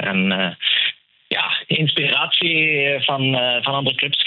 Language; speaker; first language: Dutch; non-native, fluent; Norwegian